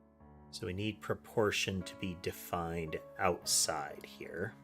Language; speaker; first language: English; native; English